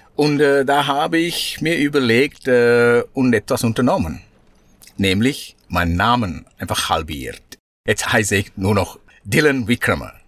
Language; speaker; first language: German; non-native, fluent; Sinhala